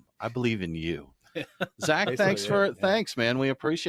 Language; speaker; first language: English; native; English